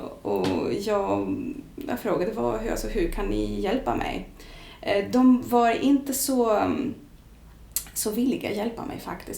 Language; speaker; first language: Swedish; non-native, fluent; Greek